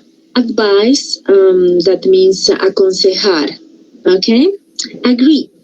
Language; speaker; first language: English; non-native, fluent; Spanish